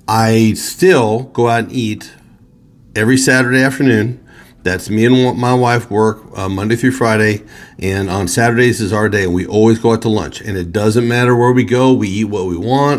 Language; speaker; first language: English; native; English